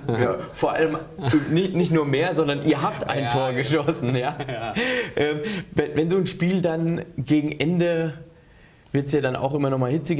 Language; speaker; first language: German; native; German